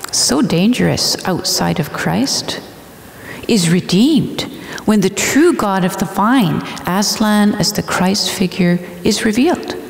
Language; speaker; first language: English; native; English